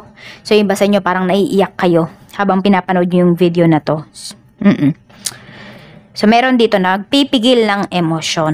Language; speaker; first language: Filipino; native; Filipino